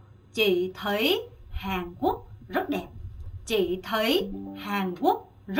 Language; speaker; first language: Vietnamese; non-native, fluent; Korean